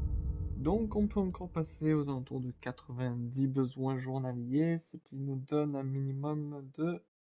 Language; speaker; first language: French; native; French